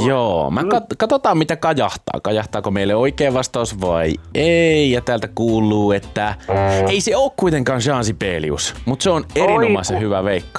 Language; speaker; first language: Finnish; native; Finnish